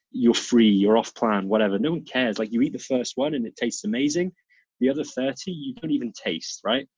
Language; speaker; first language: English; native; English